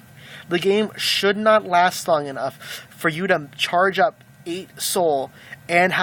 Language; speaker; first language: English; native; English